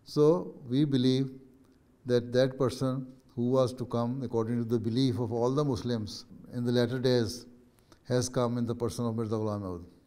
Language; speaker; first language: English; non-native, local second language; Urdu